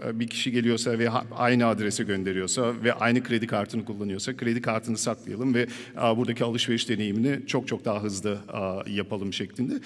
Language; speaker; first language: Turkish; early bilingual, heritage; Turkish